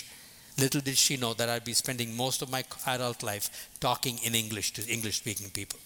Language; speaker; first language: English; non-native, local second language; Tamil